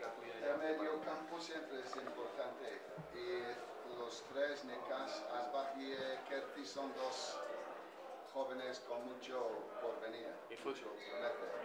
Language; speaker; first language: Spanish; non-native, fluent; English